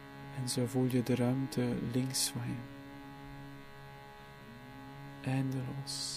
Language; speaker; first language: Dutch; native; Dutch